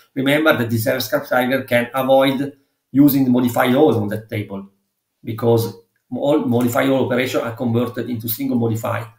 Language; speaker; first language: English; non-native, fluent; Italian